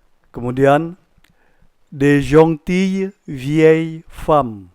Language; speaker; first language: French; non-native, fluent; Indonesian